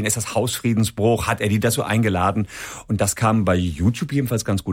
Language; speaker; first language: German; native; German